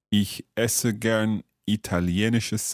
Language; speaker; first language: German; non-native, learner; English